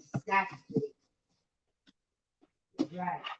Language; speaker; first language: English; non-native, learner; French